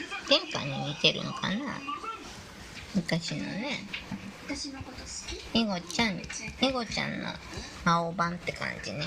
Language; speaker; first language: Japanese; native; Japanese